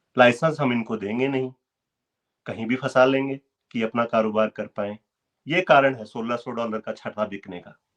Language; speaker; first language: Hindi; native; Hindi